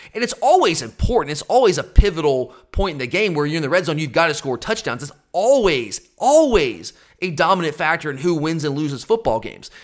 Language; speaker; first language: English; native; English